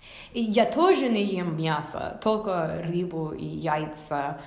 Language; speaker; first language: Russian; non-native, learner; English